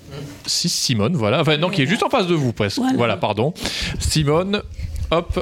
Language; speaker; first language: French; native; French